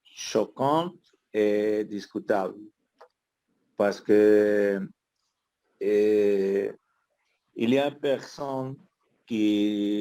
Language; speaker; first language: French; non-native, learner; Spanish